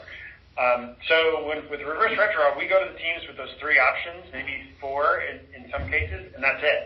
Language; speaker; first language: English; native; English